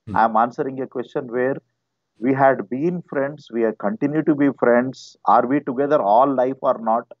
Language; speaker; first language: English; non-native, local second language; Telugu